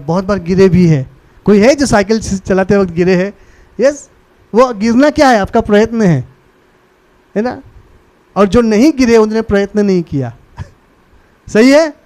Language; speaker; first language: Hindi; non-native, local second language; Marathi